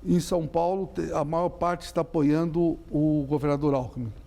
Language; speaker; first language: Portuguese; native; Portuguese